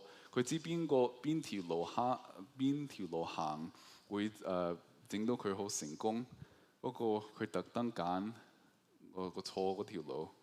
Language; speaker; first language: Cantonese; early bilingual, heritage; Cantonese